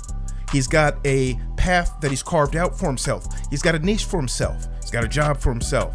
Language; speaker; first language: English; native; English